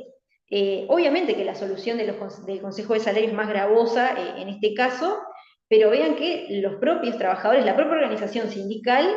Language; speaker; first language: Spanish; native; Spanish